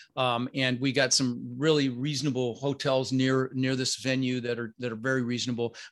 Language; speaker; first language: English; early bilingual, other home language; Dutch